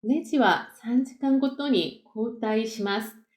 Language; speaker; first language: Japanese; non-native, fluent; Korean